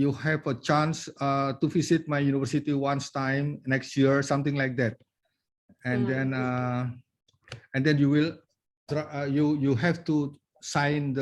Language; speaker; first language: English; non-native, learner; Indonesian